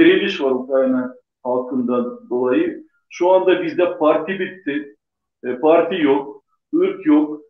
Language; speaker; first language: Turkish; non-native, local second language; Gagauz